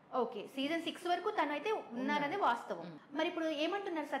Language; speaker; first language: Telugu; native; Telugu